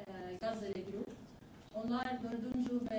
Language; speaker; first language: Turkish; non-native, learner; Arabic